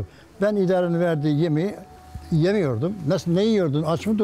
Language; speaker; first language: Turkish; native; Turkish